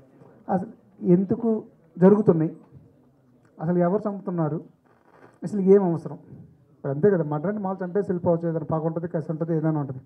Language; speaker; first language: Telugu; native; Telugu